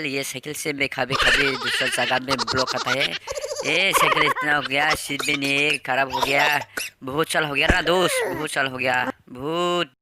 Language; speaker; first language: Hindi; non-native, local second language; Bodo